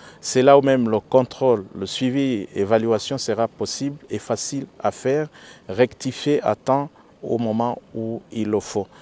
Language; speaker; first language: French; non-native, local second language; Rundi